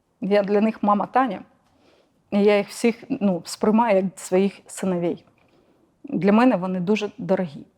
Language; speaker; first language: Ukrainian; non-native, local second language; Russian